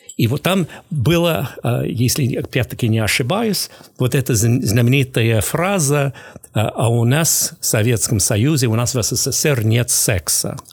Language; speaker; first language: Russian; non-native, fluent; English